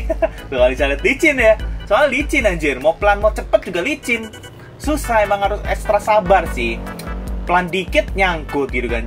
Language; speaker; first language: Indonesian; native; Indonesian